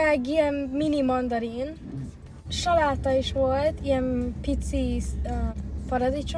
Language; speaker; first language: Hungarian; early bilingual, heritage; Hungarian